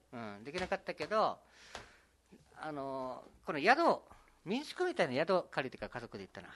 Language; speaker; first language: Japanese; native; Japanese